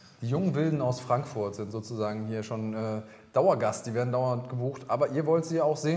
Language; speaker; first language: German; native; German